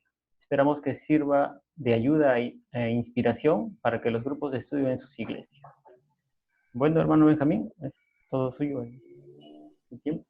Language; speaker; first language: Spanish; native; Spanish